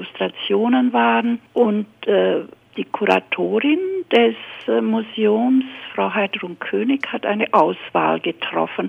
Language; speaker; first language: German; native; German